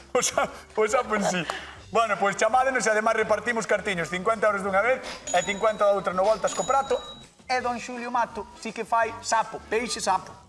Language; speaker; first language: Galician; native; Galician